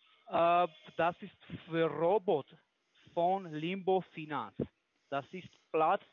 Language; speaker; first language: German; non-native, learner; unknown